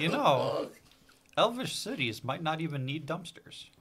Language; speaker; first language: English; native; English